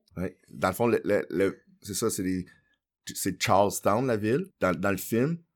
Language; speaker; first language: French; early bilingual, other home language; Haitian Creole